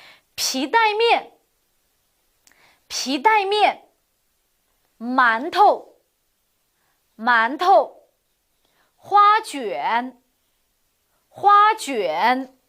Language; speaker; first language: Chinese; non-native, fluent; Uyghur